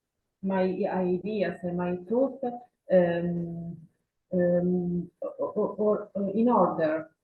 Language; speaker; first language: English; non-native, learner; Italian